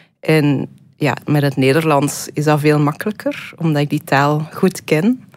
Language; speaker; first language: Dutch; native; Dutch